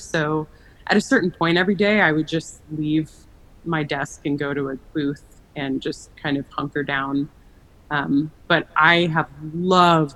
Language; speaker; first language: English; native; English